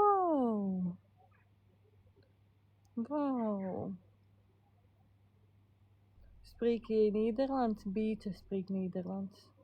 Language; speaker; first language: Dutch; non-native, learner; Latvian